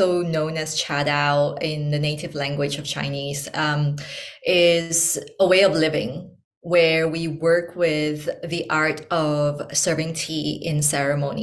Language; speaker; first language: English; non-native, local second language; Chinese